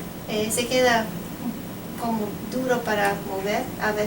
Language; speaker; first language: Spanish; non-native, fluent; Portuguese